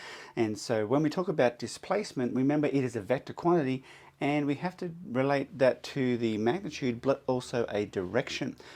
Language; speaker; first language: English; native; English